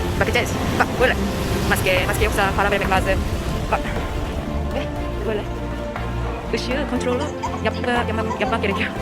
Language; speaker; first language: Turkish; non-native, learner; Korean